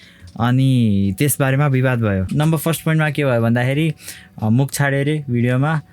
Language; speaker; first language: Nepali; native; Nepali